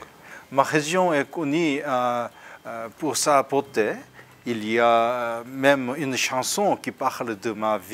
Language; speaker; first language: French; non-native, fluent; Korean